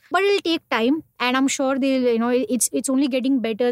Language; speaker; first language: English; non-native, local second language; Hindi